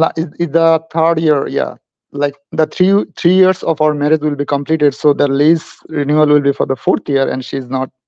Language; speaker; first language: English; non-native, local second language; Bangla